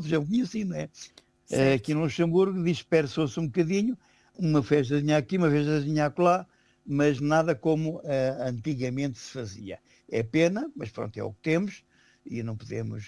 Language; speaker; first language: Portuguese; native; Portuguese